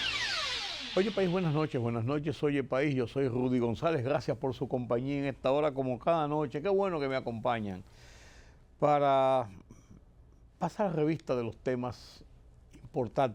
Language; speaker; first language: Spanish; native; Spanish